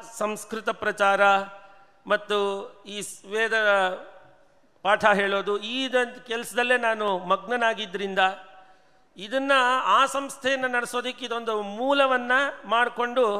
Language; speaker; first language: Kannada; non-native, local second language; Telugu